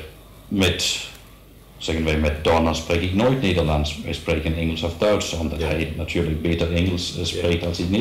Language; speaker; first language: Dutch; non-native, fluent; Danish